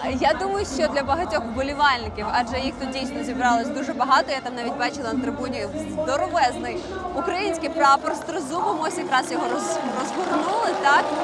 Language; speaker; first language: Ukrainian; native; Ukrainian